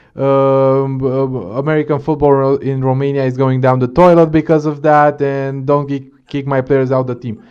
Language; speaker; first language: English; non-native, fluent; Romanian